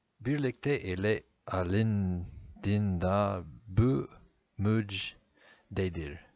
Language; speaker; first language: Turkish; non-native, fluent; English